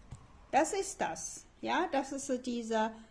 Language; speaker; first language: German; non-native, learner; Chinese